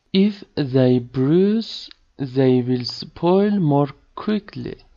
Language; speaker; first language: English; non-native, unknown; Turkish